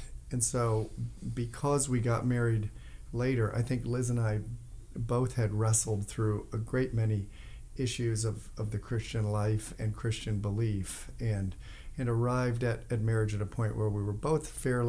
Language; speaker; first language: English; native; English